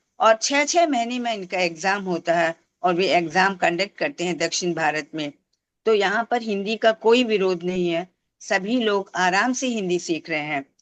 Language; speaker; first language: Hindi; non-native, local second language; Tamil